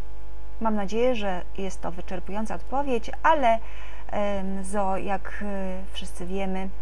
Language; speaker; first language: Polish; native; Polish